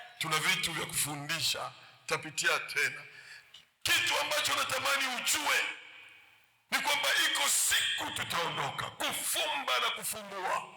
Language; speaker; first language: Swahili; native; Swahili